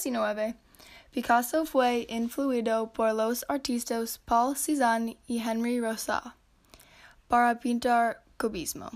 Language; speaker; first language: Spanish; non-native, learner; English